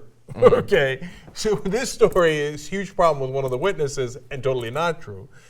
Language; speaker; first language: English; native; English